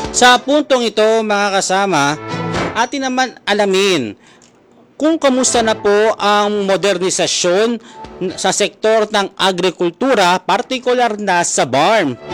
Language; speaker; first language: Filipino; native; Filipino